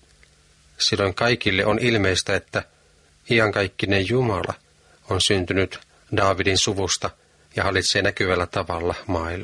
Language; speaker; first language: Finnish; native; Finnish